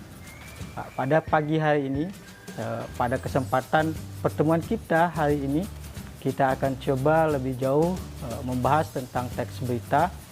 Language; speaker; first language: Indonesian; native; Indonesian